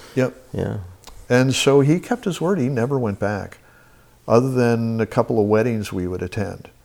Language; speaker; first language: English; native; English